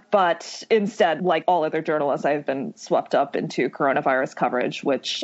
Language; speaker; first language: English; native; English